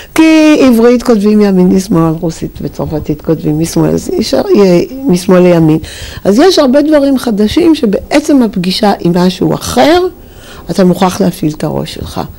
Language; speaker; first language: Hebrew; native; Hebrew